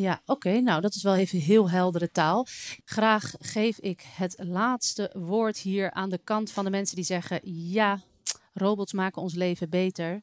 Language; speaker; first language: Dutch; native; Dutch